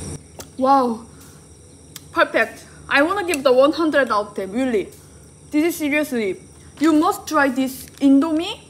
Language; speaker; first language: English; non-native, learner; Korean